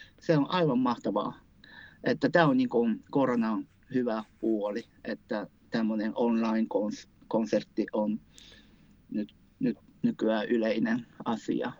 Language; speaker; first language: Finnish; non-native, fluent; Japanese